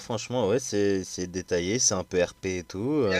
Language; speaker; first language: French; native; French